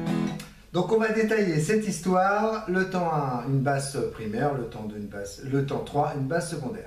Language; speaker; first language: French; native; French